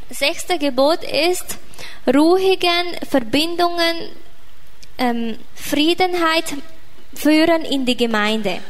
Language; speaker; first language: German; non-native, fluent; Thai